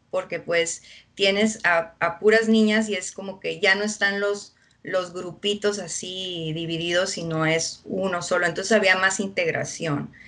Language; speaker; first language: Spanish; early bilingual, heritage; Spanish